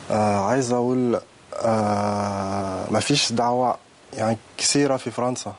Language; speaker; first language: Arabic; non-native, learner; French